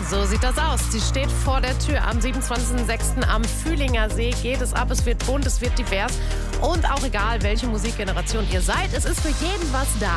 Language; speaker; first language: German; native; German